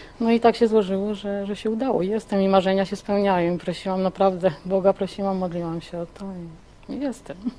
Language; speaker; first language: Polish; native; Polish